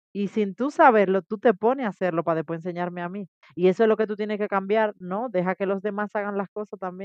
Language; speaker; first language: Spanish; native; Spanish